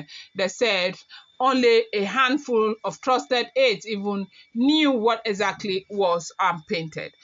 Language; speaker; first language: English; non-native, local second language; Yoruba